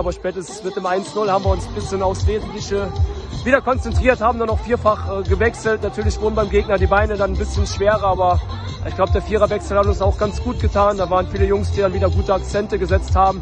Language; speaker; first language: German; native; German